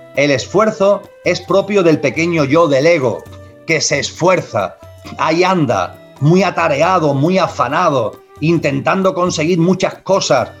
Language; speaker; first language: Spanish; native; Spanish